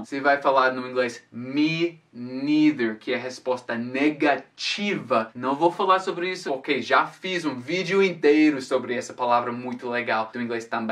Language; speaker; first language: Portuguese; non-native, fluent; English